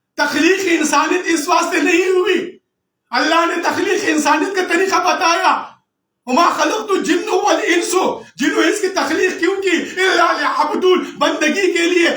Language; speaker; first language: Urdu; non-native, local second language; Pashto